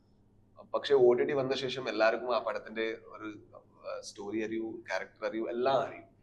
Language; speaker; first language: Malayalam; non-native, learner; Kannada